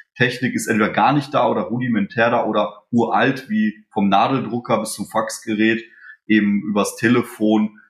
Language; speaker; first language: German; early bilingual, other home language; Polish